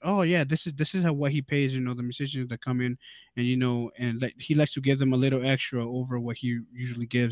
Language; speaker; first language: English; early bilingual, other home language; Spanish